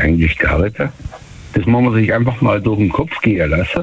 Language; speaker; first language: German; native; German